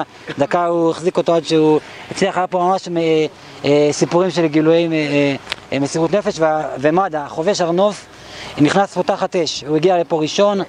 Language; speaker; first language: Hebrew; native; Hebrew